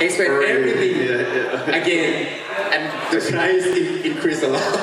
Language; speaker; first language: English; non-native, fluent; Thai